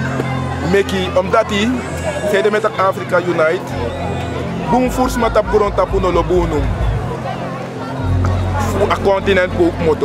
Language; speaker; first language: Dutch; non-native, local second language; Sranan Tongo